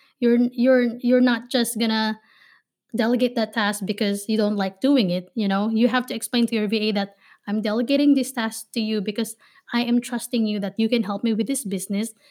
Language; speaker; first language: English; non-native, local second language; Filipino